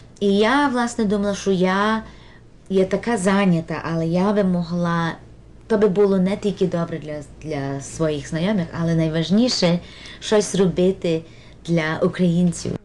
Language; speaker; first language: Ukrainian; early bilingual, heritage; Ukrainian